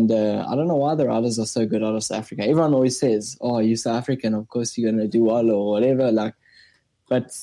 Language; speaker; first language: English; native; English